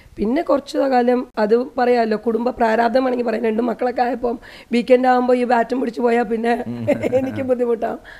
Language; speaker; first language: Malayalam; native; Malayalam